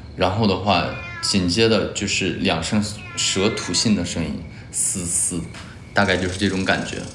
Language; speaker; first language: Chinese; native; Chinese